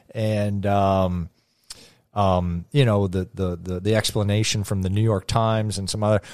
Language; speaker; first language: English; native; English